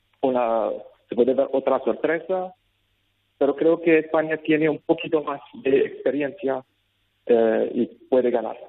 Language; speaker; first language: Spanish; non-native, learner; Arabic